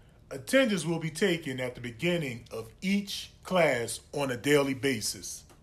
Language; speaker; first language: English; native; English